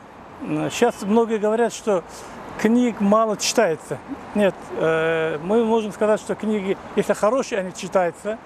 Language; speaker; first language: Russian; non-native, local second language; Kazakh